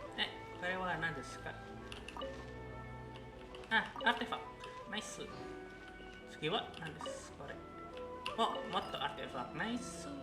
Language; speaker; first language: Japanese; non-native, learner; Indonesian